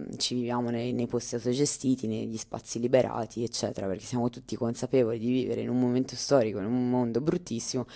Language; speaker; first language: Italian; native; Italian